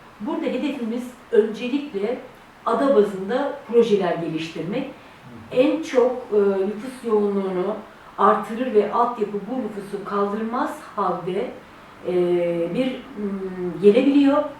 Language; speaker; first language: Turkish; native; Turkish